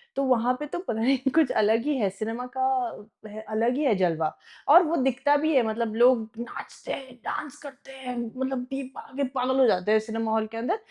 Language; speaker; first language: Hindi; non-native, fluent; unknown